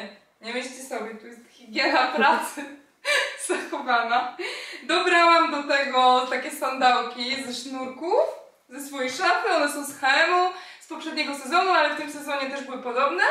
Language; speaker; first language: Polish; native; Polish